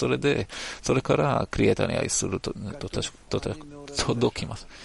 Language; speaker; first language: Japanese; non-native, learner; Hebrew